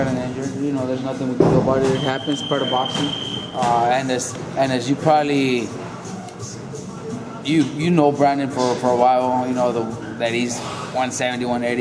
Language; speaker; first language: English; native; English